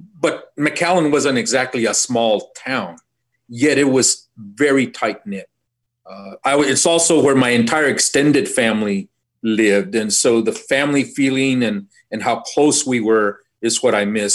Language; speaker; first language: English; native; English